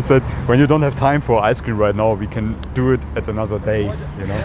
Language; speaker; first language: English; non-native, fluent; German